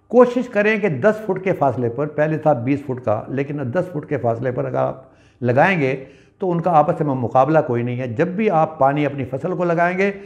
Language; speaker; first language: Urdu; non-native, local second language; Punjabi